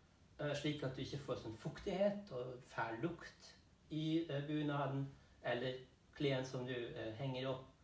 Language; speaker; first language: Norwegian; non-native, fluent; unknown